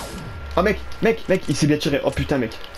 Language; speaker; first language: French; native; French